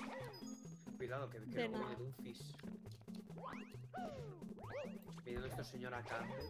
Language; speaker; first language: Spanish; native; Spanish